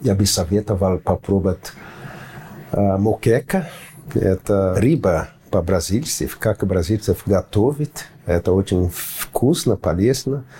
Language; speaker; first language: Russian; non-native, fluent; Portuguese